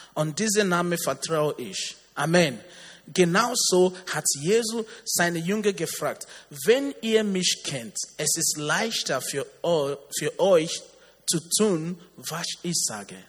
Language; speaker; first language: German; non-native, learner; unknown